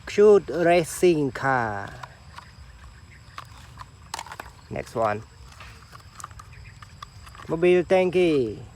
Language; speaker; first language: English; non-native, local second language; Indonesian